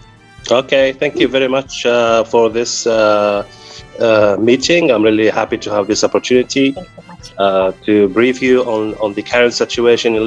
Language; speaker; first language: English; non-native, fluent; Arabic